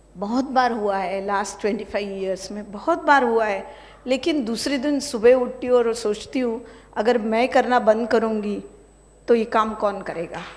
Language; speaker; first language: Hindi; non-native, local second language; Marathi